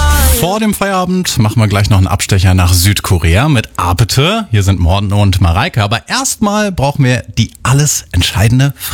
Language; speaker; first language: German; native; German